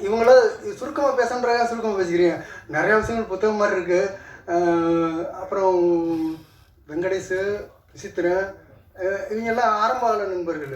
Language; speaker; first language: Tamil; native; Tamil